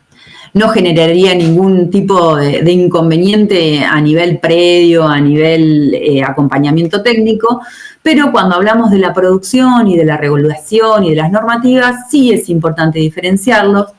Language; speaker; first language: Spanish; native; Spanish